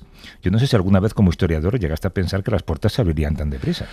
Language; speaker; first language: Spanish; native; Spanish